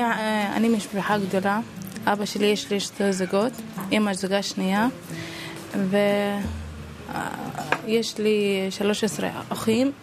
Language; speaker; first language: Hebrew; non-native, local second language; Arabic